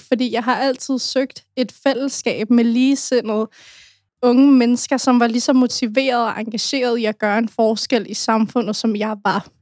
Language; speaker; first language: Danish; early bilingual, other home language; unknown